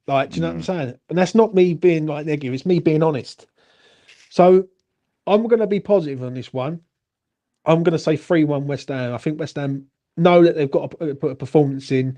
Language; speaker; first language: English; native; English